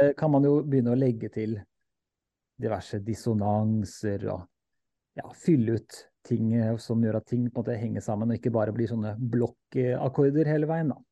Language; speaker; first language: Norwegian; native; Norwegian